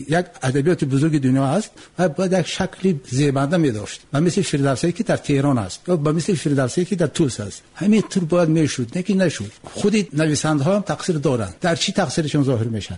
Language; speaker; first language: Tajik; native; Tajik